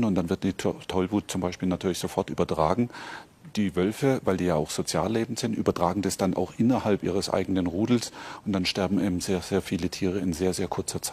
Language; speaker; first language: German; native; German